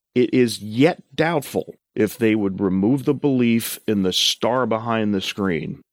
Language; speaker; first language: English; native; English